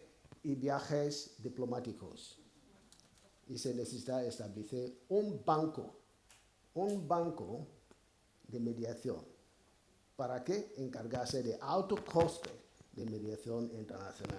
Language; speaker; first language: Spanish; non-native, fluent; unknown